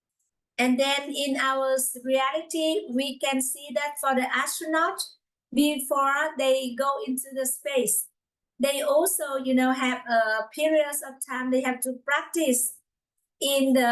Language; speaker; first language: English; non-native, fluent; Vietnamese